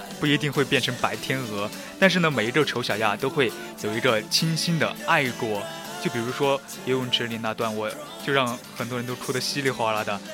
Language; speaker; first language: Chinese; native; Chinese